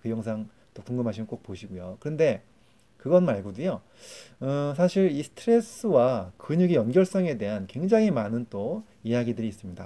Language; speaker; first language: Korean; native; Korean